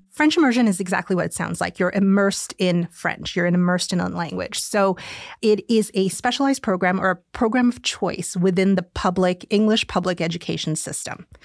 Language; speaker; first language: English; early bilingual, other home language; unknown